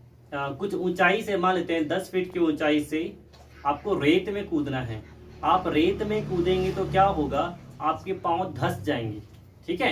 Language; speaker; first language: Hindi; native; Hindi